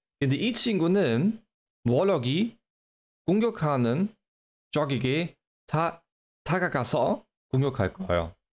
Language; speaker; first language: Korean; non-native, fluent; English